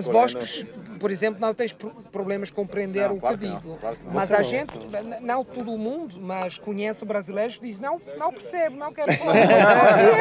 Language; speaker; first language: Portuguese; non-native, learner; Italian